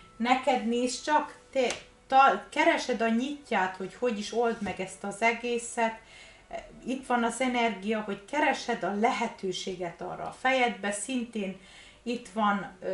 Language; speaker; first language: Hungarian; non-native, fluent; German